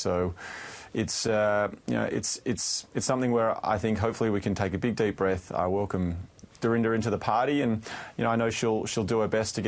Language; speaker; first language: English; native; English